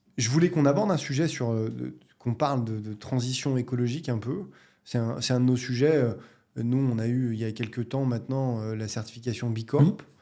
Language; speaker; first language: French; native; French